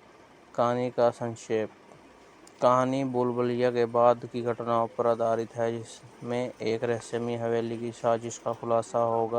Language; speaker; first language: Hindi; native; Hindi